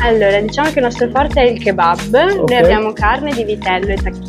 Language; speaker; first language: Italian; native; Italian